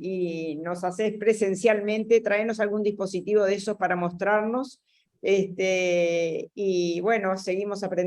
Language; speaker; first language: Spanish; native; Spanish